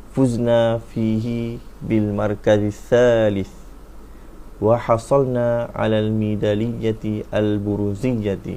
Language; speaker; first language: Arabic; non-native, fluent; Malay